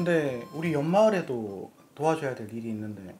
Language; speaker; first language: Korean; native; Korean